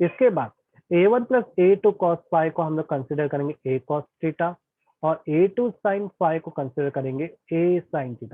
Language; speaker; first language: Hindi; native; Hindi